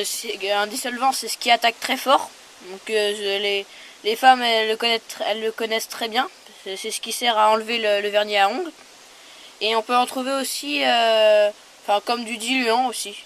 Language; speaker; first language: French; native; French